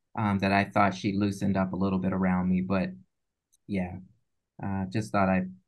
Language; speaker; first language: English; native; English